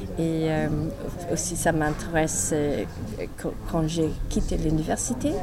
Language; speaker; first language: French; non-native, learner; English